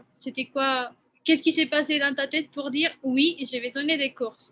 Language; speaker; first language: French; non-native, fluent; Spanish